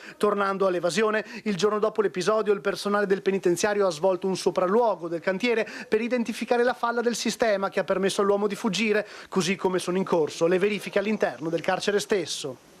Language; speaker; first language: Italian; native; Italian